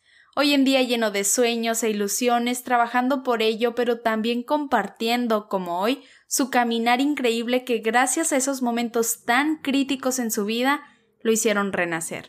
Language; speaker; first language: Spanish; native; Spanish